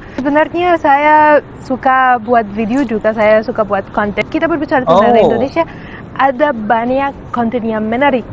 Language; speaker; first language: Indonesian; non-native, learner; Arabic